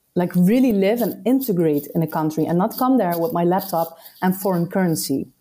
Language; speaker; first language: English; non-native, fluent; Dutch